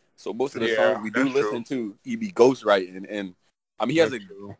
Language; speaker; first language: English; native; English